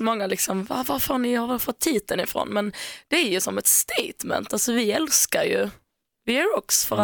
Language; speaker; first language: Swedish; native; Swedish